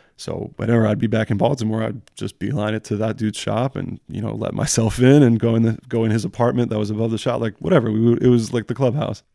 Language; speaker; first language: English; early bilingual, other home language; French